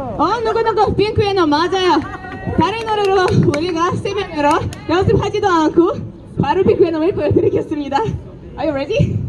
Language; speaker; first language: Korean; non-native, fluent; Russian